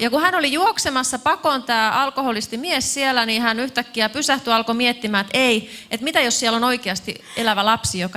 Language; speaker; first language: Finnish; native; Finnish